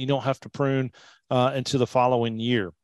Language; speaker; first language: English; native; English